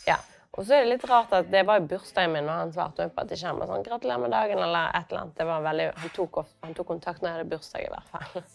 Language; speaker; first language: Norwegian; native; Norwegian